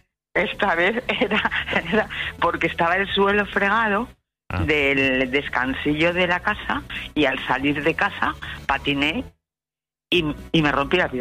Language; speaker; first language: Spanish; native; Spanish